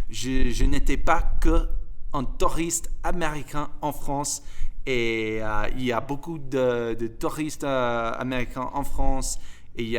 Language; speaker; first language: French; non-native, fluent; English